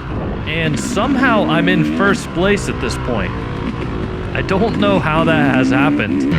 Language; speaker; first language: English; native; English